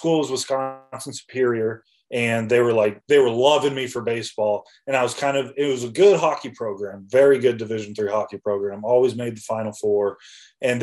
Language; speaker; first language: English; native; English